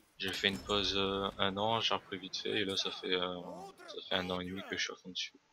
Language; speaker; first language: French; native; French